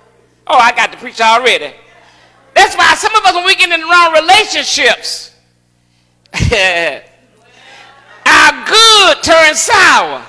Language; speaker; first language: English; native; English